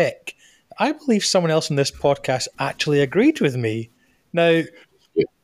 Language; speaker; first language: English; native; English